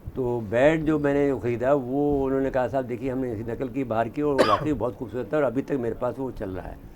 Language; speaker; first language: Urdu; native; Urdu